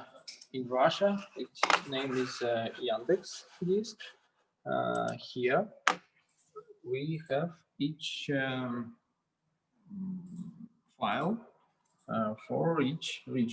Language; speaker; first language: English; non-native, learner; Russian